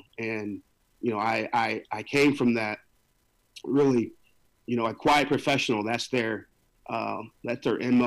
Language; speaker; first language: English; native; English